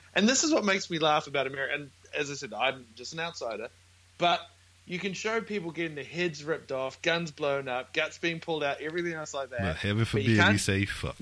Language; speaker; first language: English; native; English